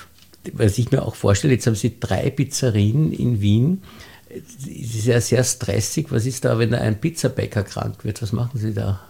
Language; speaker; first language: German; native; German